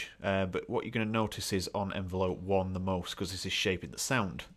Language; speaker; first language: English; native; English